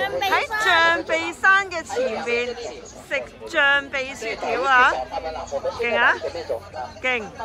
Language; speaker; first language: Chinese; native; Chinese